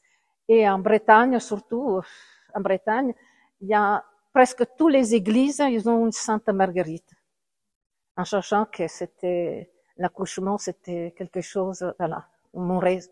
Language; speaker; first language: French; non-native, fluent; Italian